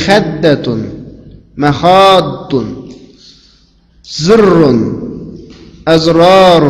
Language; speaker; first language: Arabic; non-native, fluent; Uyghur